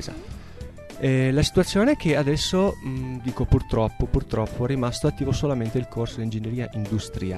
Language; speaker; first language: Italian; non-native, fluent; Arabic